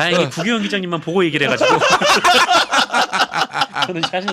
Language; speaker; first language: Korean; native; Korean